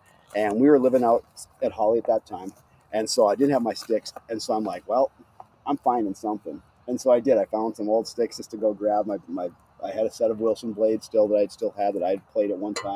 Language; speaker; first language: English; native; English